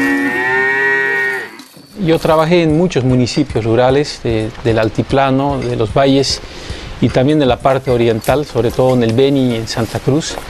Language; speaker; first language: Spanish; non-native, fluent; Dutch